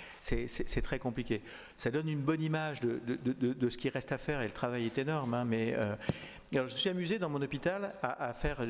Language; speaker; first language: French; native; French